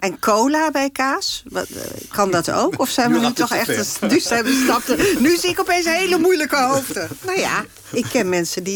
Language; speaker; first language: Dutch; native; Dutch